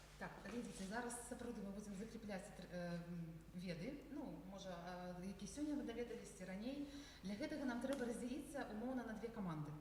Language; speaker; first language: Belarusian; non-native, local second language; Russian